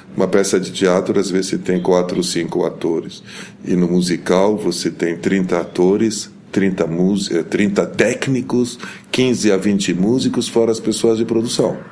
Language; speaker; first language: Portuguese; early bilingual, heritage; Portuguese